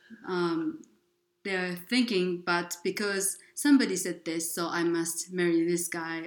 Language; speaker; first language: English; non-native, fluent; Japanese